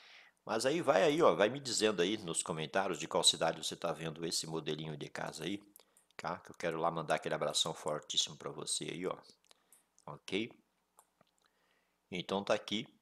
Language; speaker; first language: Portuguese; native; Portuguese